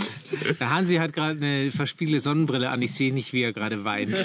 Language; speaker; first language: German; native; German